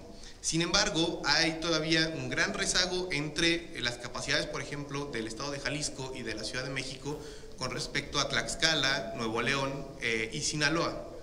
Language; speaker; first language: Spanish; native; Spanish